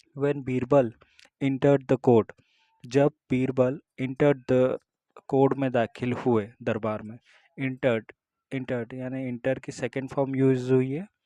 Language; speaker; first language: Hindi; native; Hindi